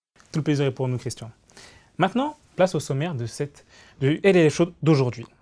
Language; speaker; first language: French; native; French